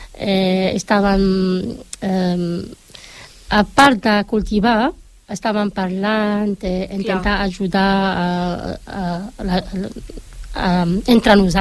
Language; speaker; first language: Catalan; non-native, learner; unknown